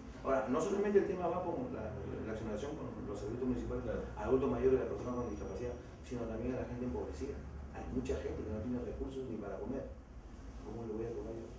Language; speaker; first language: Spanish; native; Spanish